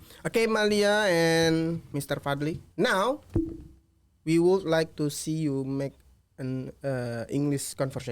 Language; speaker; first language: English; non-native, learner; Indonesian